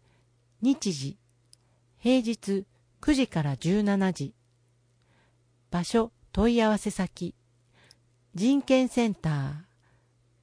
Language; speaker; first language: Japanese; native; Japanese